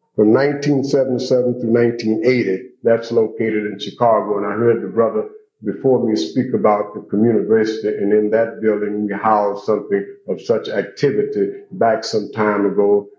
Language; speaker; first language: English; native; English